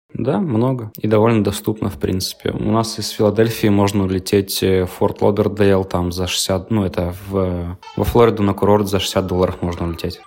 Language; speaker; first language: Russian; native; Russian